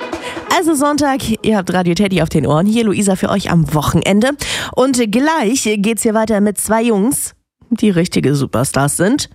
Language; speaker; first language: German; native; German